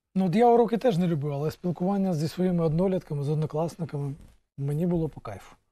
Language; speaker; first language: Ukrainian; native; Ukrainian